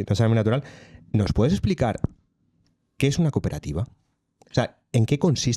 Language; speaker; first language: Spanish; native; Spanish